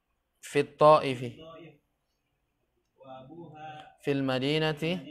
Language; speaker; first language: Arabic; non-native, fluent; Indonesian